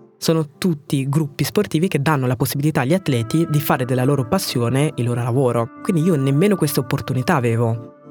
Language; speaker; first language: Italian; early bilingual, other home language; French